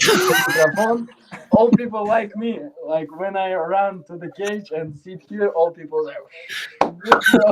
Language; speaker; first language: English; non-native, learner; Uzbek